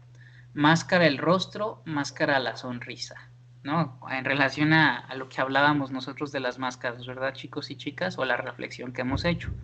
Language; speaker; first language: Spanish; native; Spanish